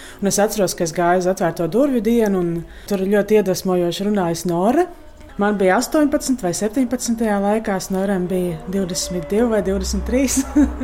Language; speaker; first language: Latvian; native; Latvian